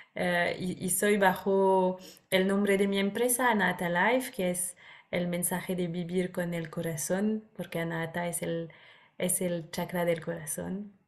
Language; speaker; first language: Spanish; non-native, fluent; French